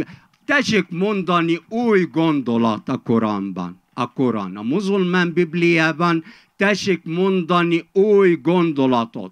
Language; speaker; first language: Hungarian; non-native, fluent; Arabic